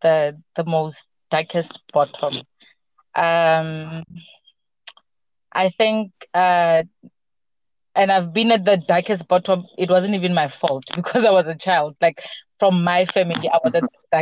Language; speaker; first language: English; non-native, local second language; Southern Sotho